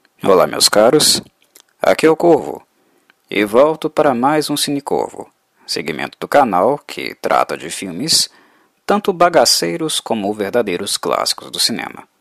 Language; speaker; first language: Portuguese; native; Portuguese